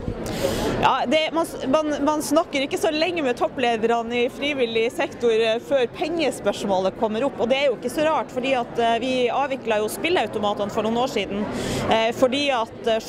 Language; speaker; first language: Norwegian; native; Norwegian